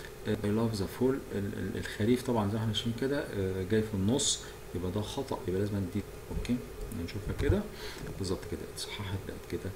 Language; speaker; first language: Arabic; native; Arabic